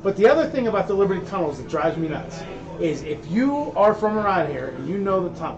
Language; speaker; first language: English; native; English